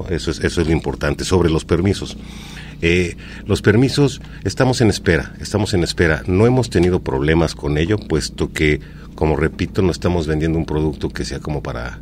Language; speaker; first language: Spanish; native; Spanish